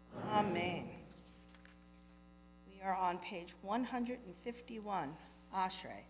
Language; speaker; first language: English; native; English